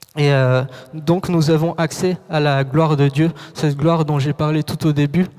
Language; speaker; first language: French; native; French